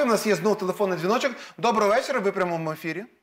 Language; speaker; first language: Ukrainian; native; Ukrainian